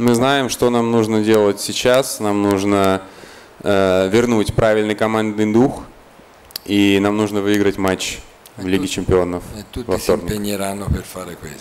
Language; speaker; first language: Russian; native; Russian